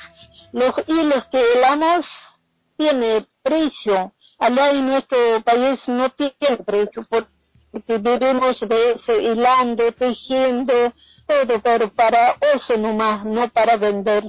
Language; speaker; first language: Spanish; non-native, local second language; Quechua